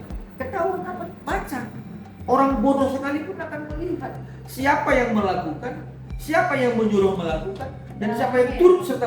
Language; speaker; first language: Indonesian; native; Indonesian